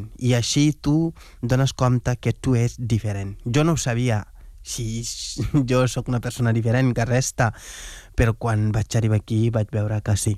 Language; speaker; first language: Catalan; non-native, fluent; Wolof